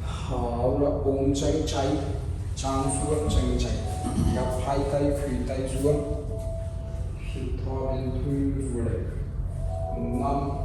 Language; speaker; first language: Vietnamese; non-native, fluent; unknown